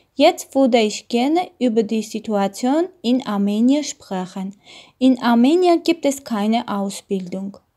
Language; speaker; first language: German; non-native, learner; Armenian